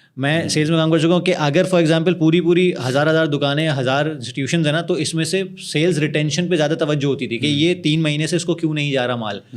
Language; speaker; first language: Urdu; native; Urdu